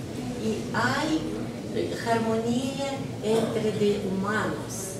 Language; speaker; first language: Spanish; non-native, learner; Russian